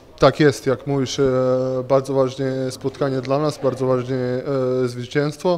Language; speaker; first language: Polish; non-native, fluent; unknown